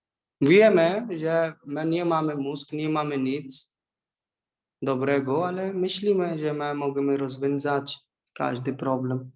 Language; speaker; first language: Polish; non-native, learner; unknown